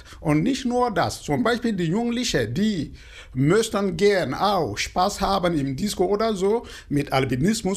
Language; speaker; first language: German; non-native, learner; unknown